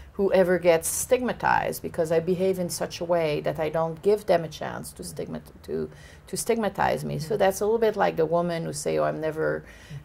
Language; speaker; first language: English; native; English